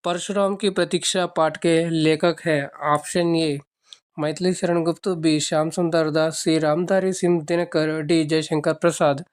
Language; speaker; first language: Hindi; non-native, local second language; Telugu